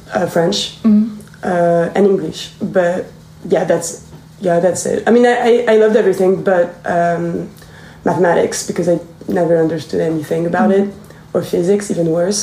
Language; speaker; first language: English; non-native, fluent; French